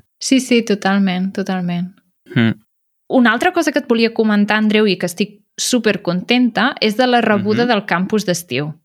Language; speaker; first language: Catalan; native; Catalan